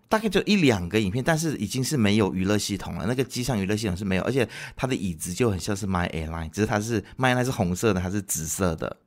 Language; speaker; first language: Chinese; native; Chinese